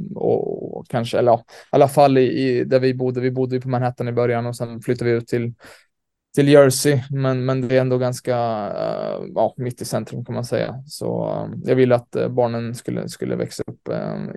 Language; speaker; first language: Swedish; native; Swedish